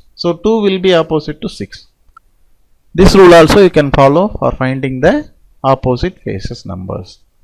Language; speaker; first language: English; non-native, local second language; Tamil